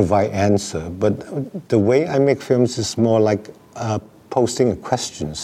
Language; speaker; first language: English; non-native, local second language; Wu Chinese